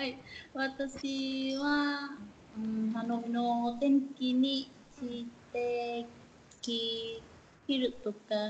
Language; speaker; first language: Japanese; non-native, learner; Vietnamese